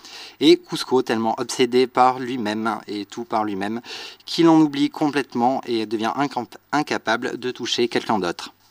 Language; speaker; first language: French; native; French